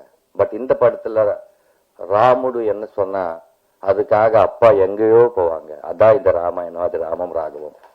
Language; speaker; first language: Tamil; non-native, learner; Telugu